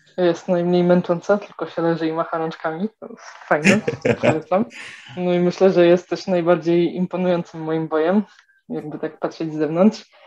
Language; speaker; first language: Polish; native; Polish